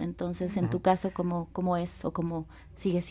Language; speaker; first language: Spanish; native; Spanish